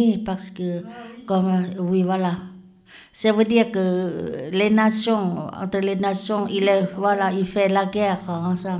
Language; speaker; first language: French; non-native, learner; Lao